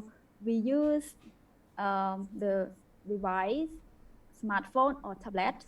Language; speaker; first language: English; non-native, learner; Khmer